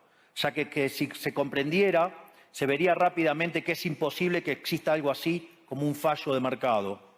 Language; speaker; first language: Spanish; native; Spanish